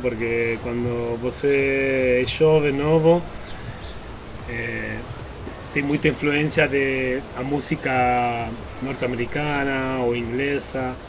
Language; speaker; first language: Portuguese; non-native, fluent; Spanish